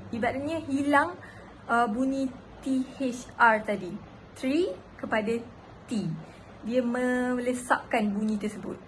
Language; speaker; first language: Malay; native; Malay